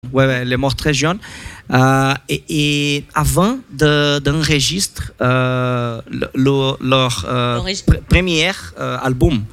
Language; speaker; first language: French; non-native, learner; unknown